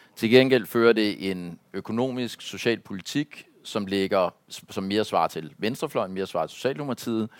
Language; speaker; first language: Danish; native; Danish